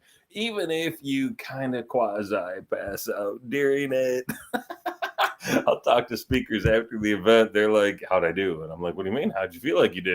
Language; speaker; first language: English; native; English